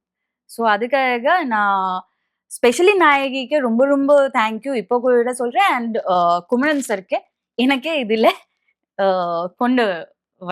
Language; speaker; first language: Tamil; non-native, local second language; Bangla